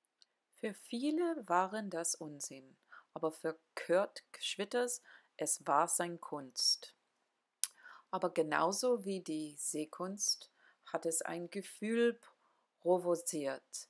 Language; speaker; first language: German; non-native, learner; English